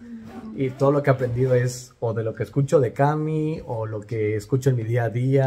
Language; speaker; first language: Spanish; native; Spanish